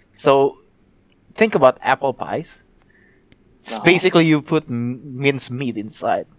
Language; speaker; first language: English; non-native, fluent; Indonesian